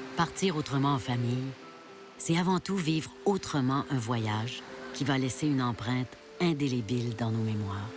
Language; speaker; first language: French; native; French